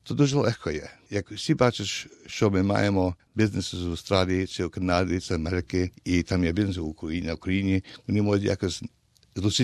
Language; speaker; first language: Ukrainian; early bilingual, heritage; Ukrainian